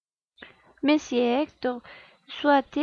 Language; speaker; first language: French; non-native, learner; Spanish